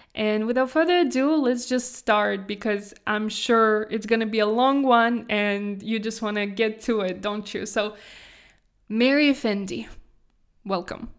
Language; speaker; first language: English; non-native, fluent; Kazakh